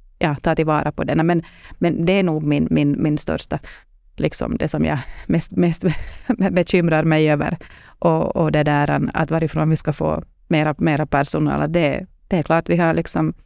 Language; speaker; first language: Swedish; non-native, local second language; Finnish